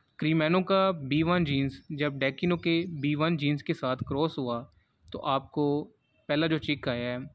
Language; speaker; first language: Urdu; non-native, local second language; Punjabi